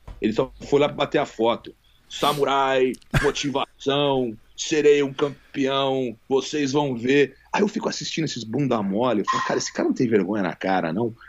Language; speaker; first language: Portuguese; native; Portuguese